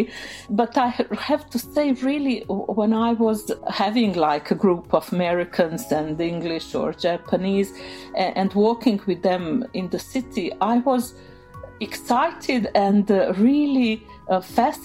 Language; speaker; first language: English; non-native, fluent; Bosnian